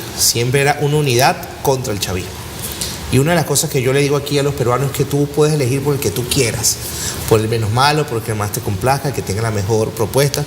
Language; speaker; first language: Spanish; native; Spanish